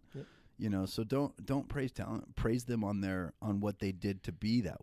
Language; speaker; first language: English; native; English